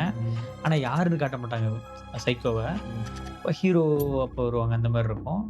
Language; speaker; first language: Tamil; native; Tamil